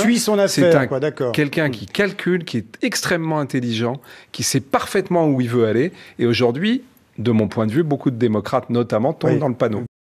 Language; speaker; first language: French; native; French